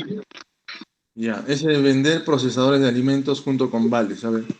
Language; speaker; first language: Spanish; native; Spanish